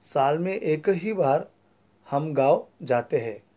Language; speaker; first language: Hindi; non-native, local second language; Marathi